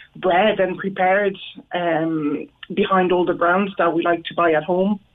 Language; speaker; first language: English; non-native, fluent; French